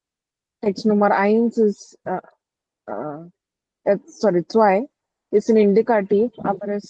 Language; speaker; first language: German; non-native, fluent; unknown